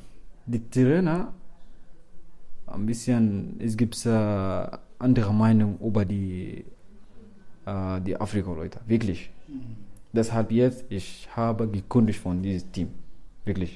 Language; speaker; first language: German; non-native, learner; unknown